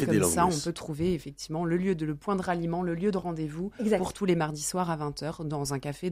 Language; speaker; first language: French; native; French